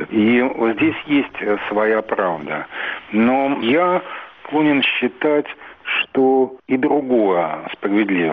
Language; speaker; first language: Russian; native; Russian